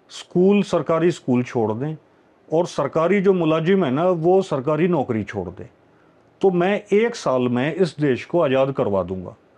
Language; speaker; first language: Hindi; native; Hindi